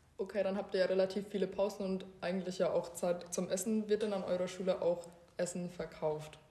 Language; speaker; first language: German; native; German